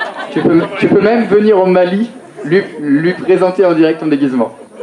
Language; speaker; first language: French; native; French